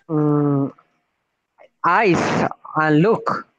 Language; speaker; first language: English; non-native, learner; Spanish